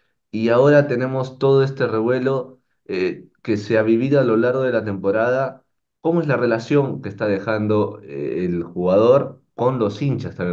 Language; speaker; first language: Spanish; native; Spanish